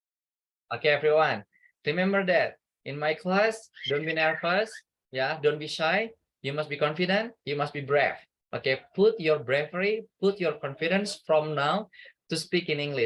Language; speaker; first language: English; non-native, fluent; Indonesian